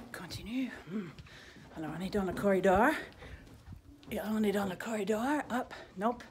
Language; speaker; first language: French; non-native, fluent; English